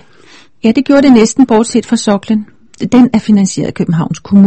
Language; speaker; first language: Danish; native; Danish